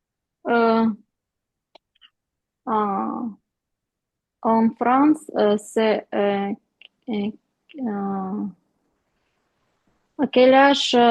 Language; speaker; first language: French; non-native, learner; Ukrainian